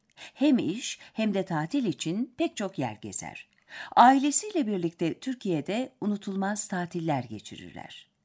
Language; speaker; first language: Turkish; native; Turkish